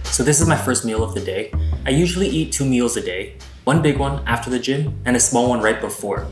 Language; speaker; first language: English; non-native, fluent; Spanish